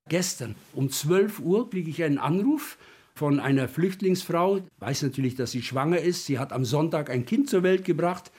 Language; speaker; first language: German; native; German